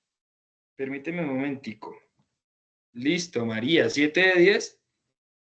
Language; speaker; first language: Spanish; native; Spanish